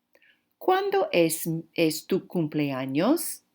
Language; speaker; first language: Spanish; non-native, fluent; English